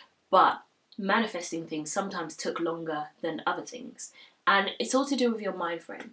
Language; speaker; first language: English; native; English